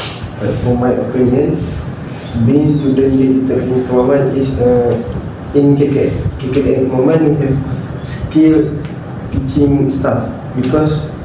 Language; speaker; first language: English; non-native, learner; Malay